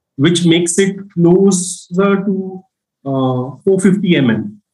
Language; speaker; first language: English; non-native, local second language; Marathi